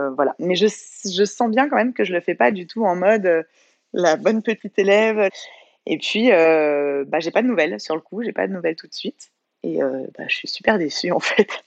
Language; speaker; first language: French; native; French